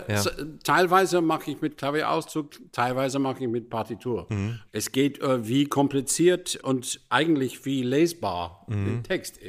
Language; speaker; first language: German; non-native, fluent; English